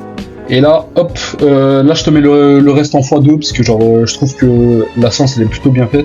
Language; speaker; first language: French; native; French